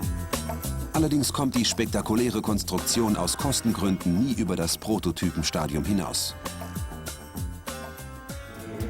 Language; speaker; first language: German; native; German